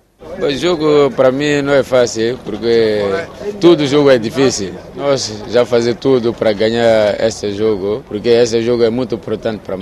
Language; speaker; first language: Portuguese; non-native, learner; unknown